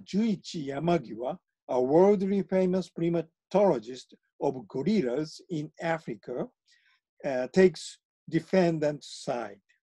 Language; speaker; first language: English; non-native, fluent; Japanese